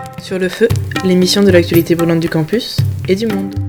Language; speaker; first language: French; native; French